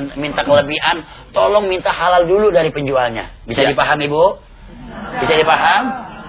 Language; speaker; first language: Indonesian; native; Indonesian